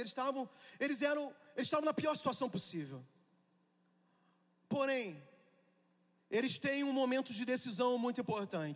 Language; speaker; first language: Portuguese; native; Portuguese